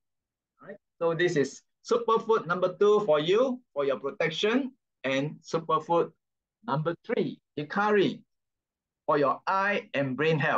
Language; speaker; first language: English; non-native, fluent; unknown